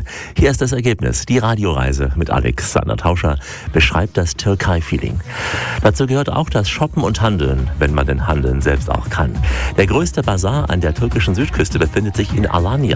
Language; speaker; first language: German; native; German